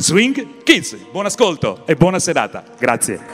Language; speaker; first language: Italian; native; Italian